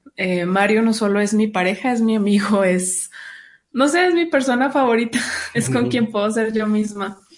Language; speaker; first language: Spanish; native; Spanish